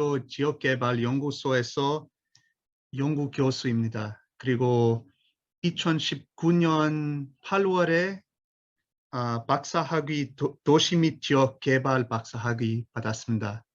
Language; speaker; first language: Korean; non-native, learner; English